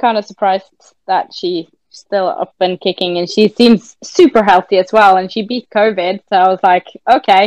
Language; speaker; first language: English; non-native, fluent; Norwegian